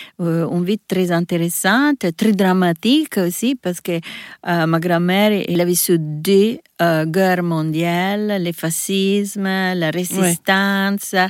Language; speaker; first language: French; non-native, learner; Italian